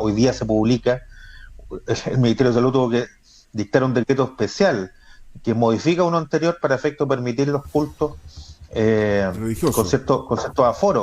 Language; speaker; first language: Spanish; native; Spanish